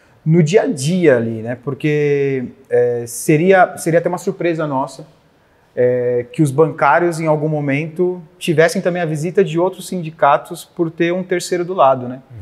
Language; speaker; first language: Portuguese; native; Portuguese